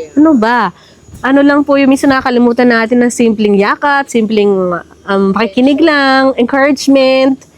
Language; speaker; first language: Filipino; native; Filipino